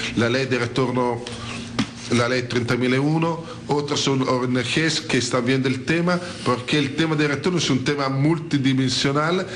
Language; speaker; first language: Spanish; non-native, fluent; Italian